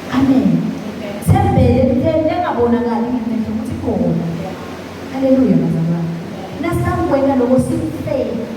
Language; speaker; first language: Zulu; non-native, local second language; Swati